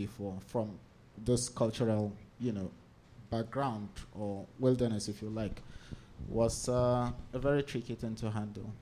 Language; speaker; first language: English; non-native, local second language; Hausa